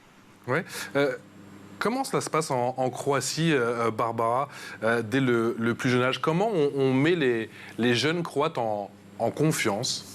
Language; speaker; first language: French; native; French